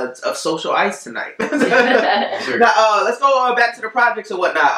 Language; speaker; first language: English; native; English